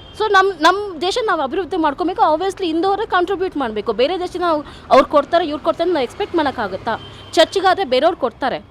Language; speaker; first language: Kannada; native; Kannada